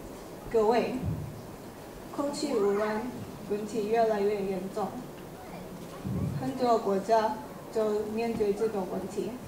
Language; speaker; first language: Chinese; non-native, learner; Indonesian